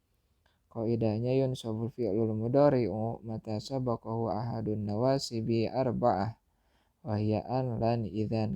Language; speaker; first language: Arabic; non-native, fluent; Indonesian